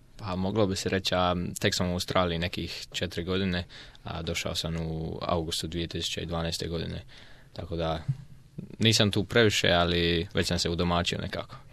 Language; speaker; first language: Croatian; native; Croatian